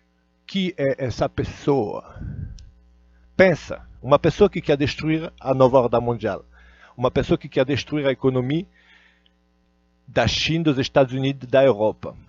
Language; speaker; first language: Portuguese; non-native, fluent; Russian